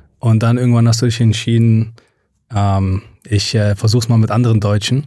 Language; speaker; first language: German; native; German